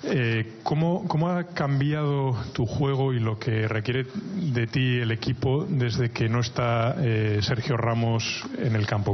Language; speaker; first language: Spanish; native; Spanish